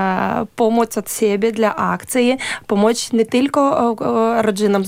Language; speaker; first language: Polish; non-native, learner; Ukrainian